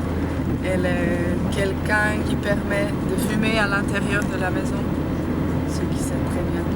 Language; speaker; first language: French; non-native, fluent; Slovenian